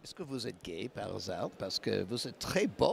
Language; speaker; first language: French; non-native, learner; English